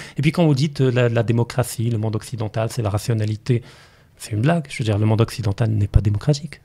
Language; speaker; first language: French; non-native, local second language; Arabic